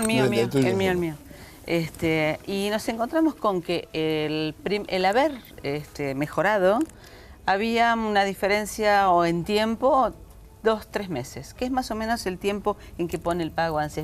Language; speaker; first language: Spanish; native; Spanish